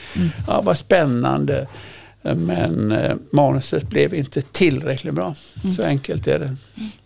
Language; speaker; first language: Swedish; native; Swedish